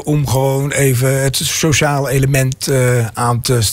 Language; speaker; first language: Dutch; native; Dutch